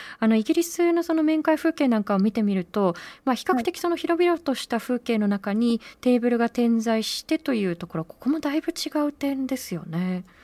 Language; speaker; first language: Japanese; native; Japanese